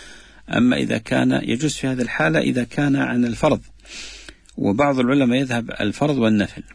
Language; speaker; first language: Arabic; native; Arabic